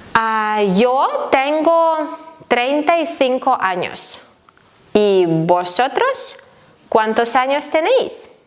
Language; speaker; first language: Spanish; non-native, fluent; Ukrainian